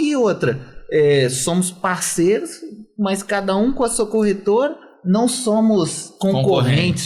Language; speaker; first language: Portuguese; native; Portuguese